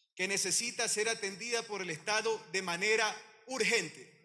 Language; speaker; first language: Spanish; native; Spanish